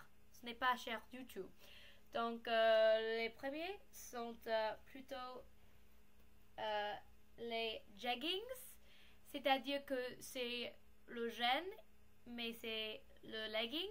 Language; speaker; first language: French; non-native, learner; English